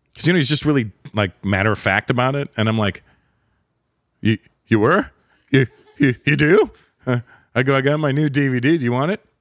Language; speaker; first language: English; native; English